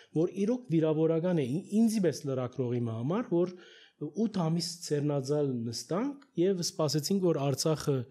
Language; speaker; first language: Armenian; early bilingual, heritage; Armenian